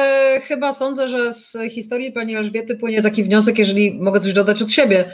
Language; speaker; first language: Polish; native; Polish